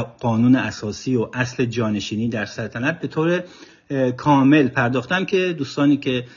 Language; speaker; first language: Persian; native; Persian